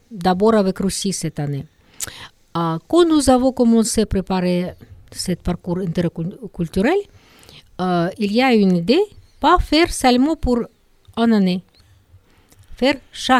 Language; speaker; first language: French; non-native, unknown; Russian